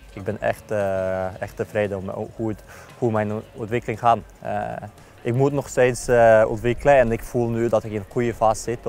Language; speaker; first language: Dutch; non-native, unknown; Norwegian